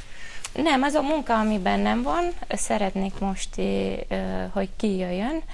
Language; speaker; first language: Hungarian; non-native, fluent; Romanian